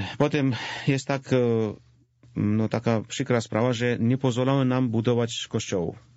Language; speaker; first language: Polish; non-native, fluent; Georgian